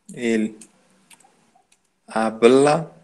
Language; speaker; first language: Spanish; non-native, learner; Portuguese